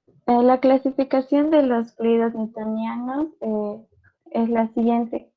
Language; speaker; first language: Spanish; native; Spanish